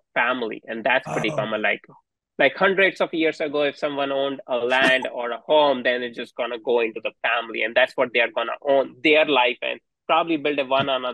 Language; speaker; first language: English; non-native, local second language; Hindi